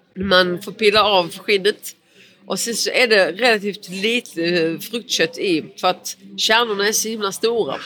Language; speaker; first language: Swedish; early bilingual, other home language; Portuguese